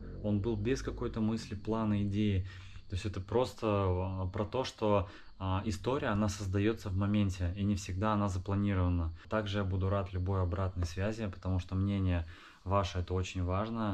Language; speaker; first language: Russian; native; Russian